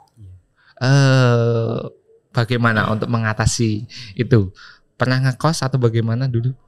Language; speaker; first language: Indonesian; native; Indonesian